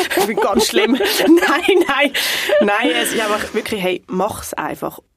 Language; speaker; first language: German; non-native, fluent; Portuguese